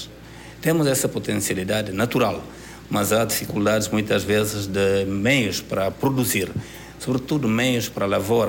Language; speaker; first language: Portuguese; non-native, local second language; Upper Guinea Crioulo